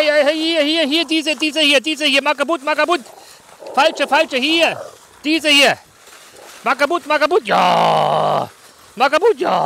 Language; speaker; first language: German; native; German